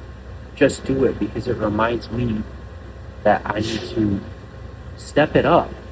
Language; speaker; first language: English; native; English